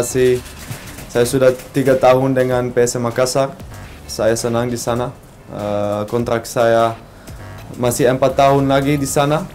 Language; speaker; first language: Indonesian; non-native, fluent; Dutch